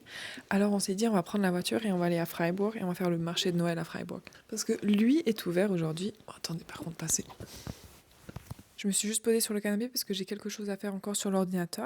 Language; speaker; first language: French; native; French